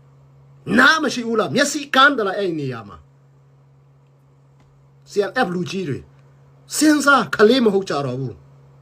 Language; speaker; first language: Burmese; non-native, local second language; Hakha Chin